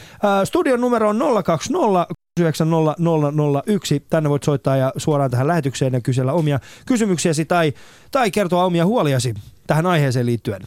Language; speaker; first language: Finnish; early bilingual, other home language; Persian